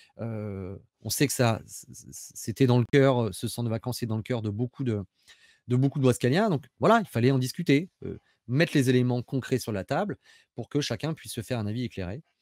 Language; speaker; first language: French; native; French